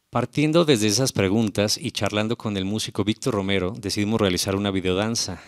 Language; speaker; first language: Spanish; native; Spanish